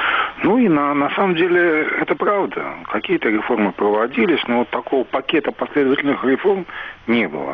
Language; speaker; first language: Russian; native; Russian